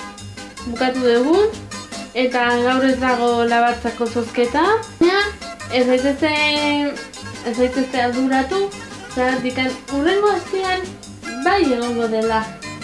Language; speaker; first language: Basque; non-native, local second language; Spanish